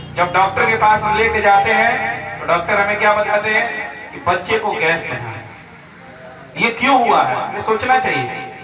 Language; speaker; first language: Hindi; native; Hindi